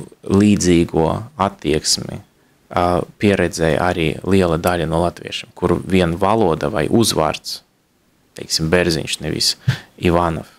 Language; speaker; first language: Latvian; non-native, local second language; Russian